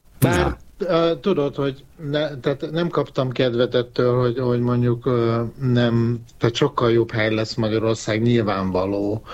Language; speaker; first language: Hungarian; native; Hungarian